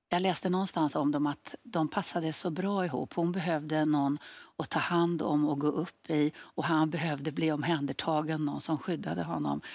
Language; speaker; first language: Swedish; native; Swedish